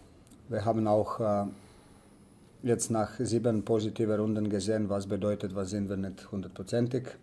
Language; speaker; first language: German; non-native, learner; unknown